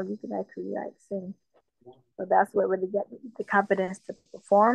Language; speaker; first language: English; native; English